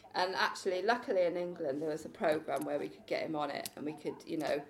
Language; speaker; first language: English; native; English